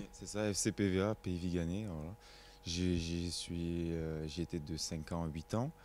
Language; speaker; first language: French; native; French